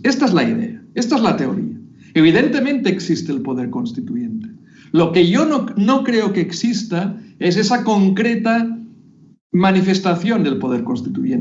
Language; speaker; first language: Spanish; native; Spanish